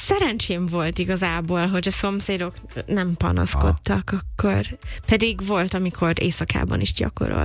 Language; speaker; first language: Hungarian; non-native, fluent; English